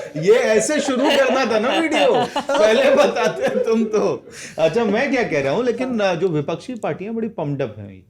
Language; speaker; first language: Hindi; native; Hindi